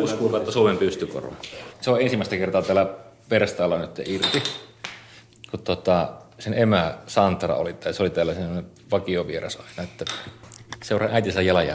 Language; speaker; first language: Finnish; native; Finnish